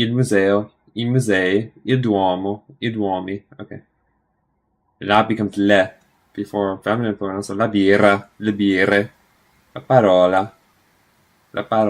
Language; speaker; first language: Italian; non-native, learner; English